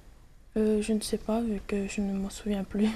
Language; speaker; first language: French; non-native, local second language; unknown